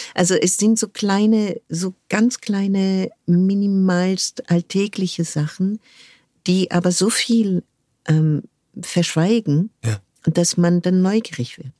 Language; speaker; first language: German; non-native, fluent; French